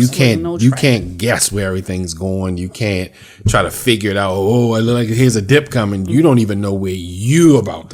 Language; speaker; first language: English; native; English